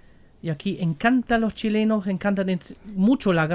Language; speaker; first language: Spanish; non-native, fluent; German